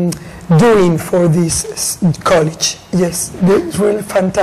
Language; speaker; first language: English; non-native, learner; Spanish